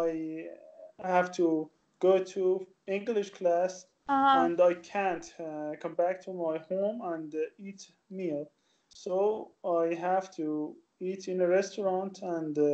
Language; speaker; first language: English; non-native, learner; Persian